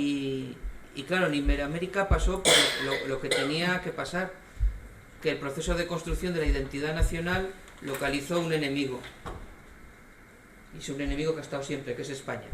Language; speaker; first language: Spanish; native; Spanish